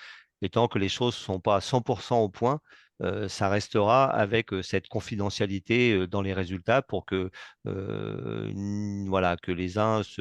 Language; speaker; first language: French; native; French